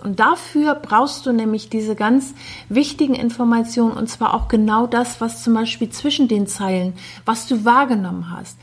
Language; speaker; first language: German; native; German